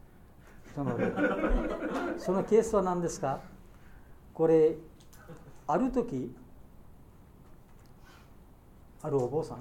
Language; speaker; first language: Japanese; non-native, learner; Bangla